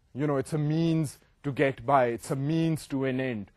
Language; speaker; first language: English; non-native, local second language; Urdu